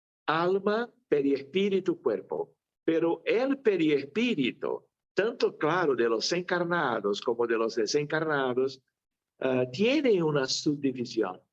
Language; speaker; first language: Spanish; non-native, fluent; Portuguese